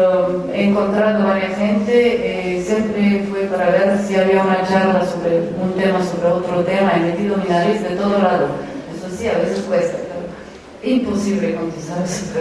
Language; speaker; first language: Spanish; non-native, fluent; Romanian